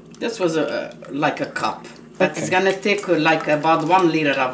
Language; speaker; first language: English; non-native, learner; Portuguese